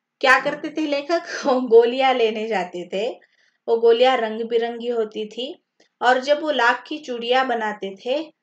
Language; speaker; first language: Hindi; non-native, local second language; Marathi